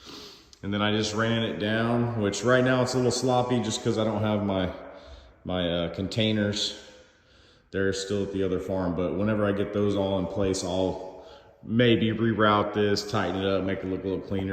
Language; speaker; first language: English; native; English